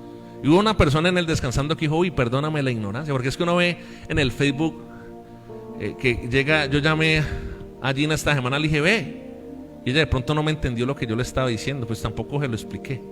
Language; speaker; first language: Spanish; native; Spanish